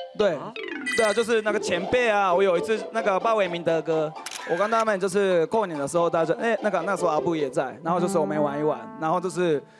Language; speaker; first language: Chinese; non-native, fluent; Japanese